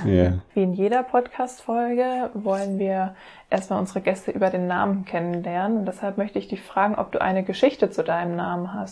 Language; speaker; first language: German; native; German